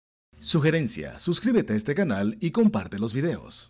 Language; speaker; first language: Spanish; native; Spanish